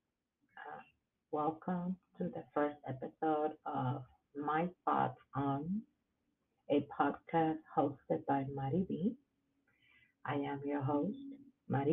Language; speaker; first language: English; non-native, fluent; Spanish